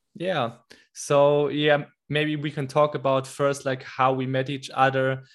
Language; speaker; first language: English; non-native, fluent; German